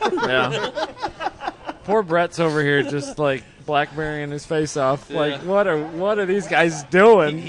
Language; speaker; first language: English; native; English